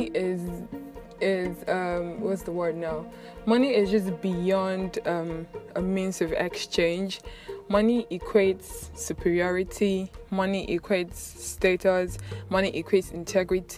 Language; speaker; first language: English; non-native, local second language; Igbo